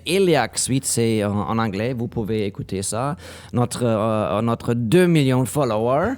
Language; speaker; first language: French; non-native, learner; German